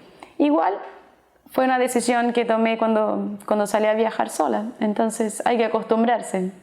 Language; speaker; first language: Spanish; non-native, fluent; Portuguese